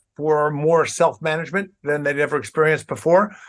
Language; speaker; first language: English; native; English